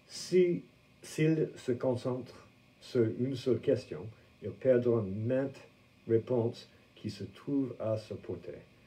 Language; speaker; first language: French; non-native, fluent; English